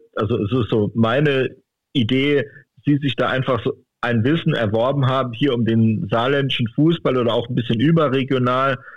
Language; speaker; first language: German; native; German